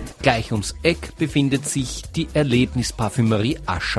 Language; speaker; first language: German; native; German